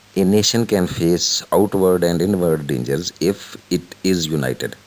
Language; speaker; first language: English; non-native, local second language; Urdu